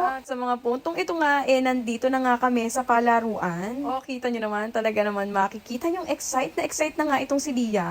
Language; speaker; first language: Filipino; native; Filipino